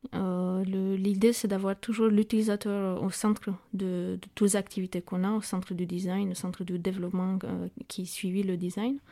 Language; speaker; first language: French; non-native, fluent; Romanian